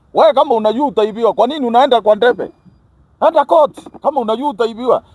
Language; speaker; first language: Swahili; non-native, local second language; Kikuyu